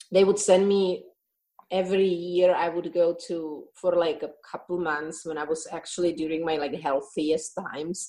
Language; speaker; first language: English; non-native, fluent; Czech